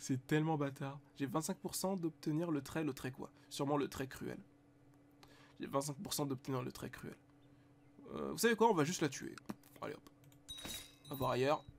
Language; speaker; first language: French; native; French